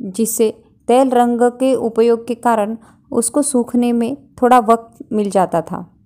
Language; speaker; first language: Hindi; non-native, local second language; Marathi